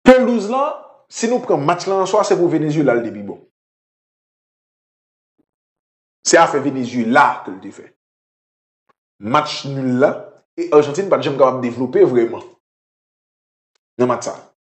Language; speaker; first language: French; non-native, local second language; Haitian Creole